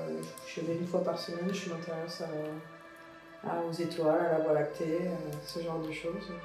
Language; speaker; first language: French; early bilingual, other home language; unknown